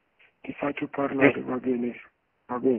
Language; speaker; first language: Italian; non-native, fluent; Romanian